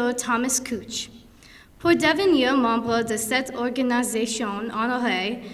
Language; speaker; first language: French; non-native, learner; English